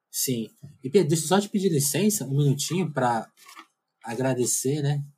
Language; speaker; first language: Portuguese; native; Portuguese